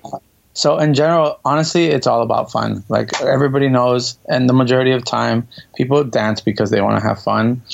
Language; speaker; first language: English; native; English